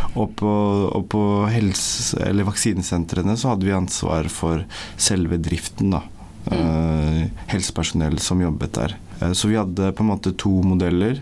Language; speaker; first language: Norwegian; early bilingual, other home language; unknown